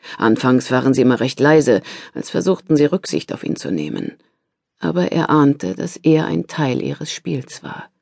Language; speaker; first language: German; native; German